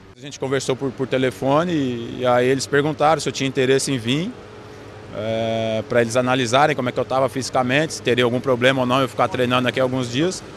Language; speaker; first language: Portuguese; native; Portuguese